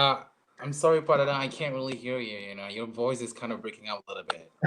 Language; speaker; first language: English; non-native, fluent; Indonesian